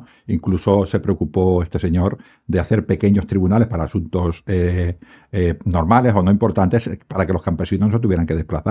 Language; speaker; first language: Spanish; native; Spanish